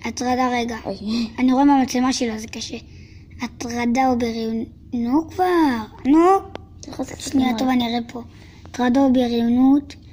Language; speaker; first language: Hebrew; native; Hebrew